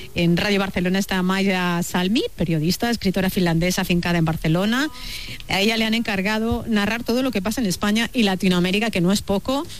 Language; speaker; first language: Spanish; native; Spanish